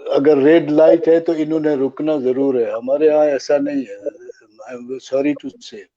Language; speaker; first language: Urdu; native; Urdu